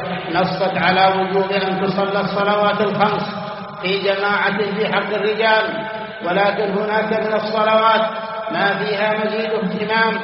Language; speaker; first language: Arabic; native; Arabic